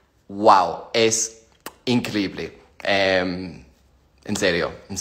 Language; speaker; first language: Spanish; non-native, learner; English